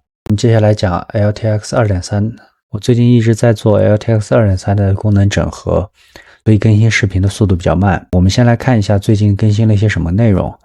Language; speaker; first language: Chinese; native; Chinese